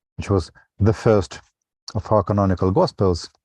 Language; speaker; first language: English; non-native, fluent; Russian